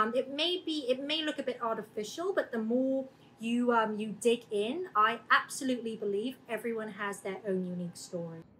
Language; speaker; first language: English; early bilingual, other home language; Korean